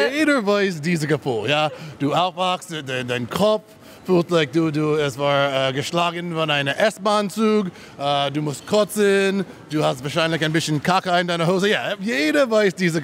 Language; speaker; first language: German; non-native, learner; English